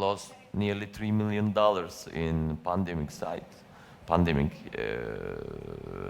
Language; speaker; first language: English; non-native, learner; Turkish